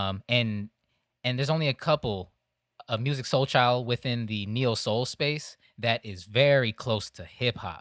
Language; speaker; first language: English; native; English